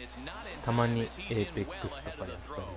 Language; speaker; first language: Japanese; native; Japanese